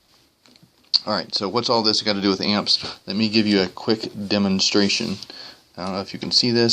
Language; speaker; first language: English; native; English